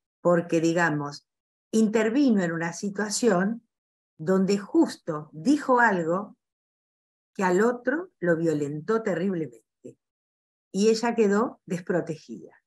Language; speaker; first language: Spanish; native; Spanish